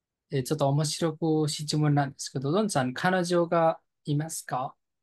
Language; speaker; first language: Japanese; non-native, fluent; Nepali